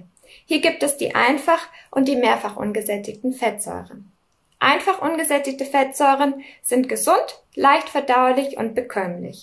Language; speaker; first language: German; native; German